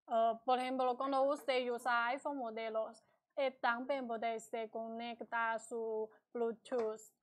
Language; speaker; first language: Spanish; non-native, learner; Chinese